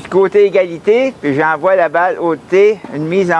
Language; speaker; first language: French; native; French